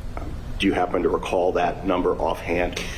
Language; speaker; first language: English; native; English